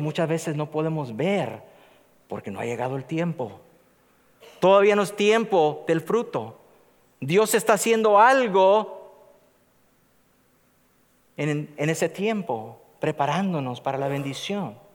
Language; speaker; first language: Spanish; native; Spanish